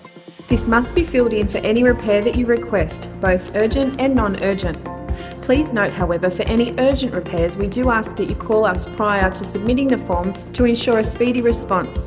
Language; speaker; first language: English; native; English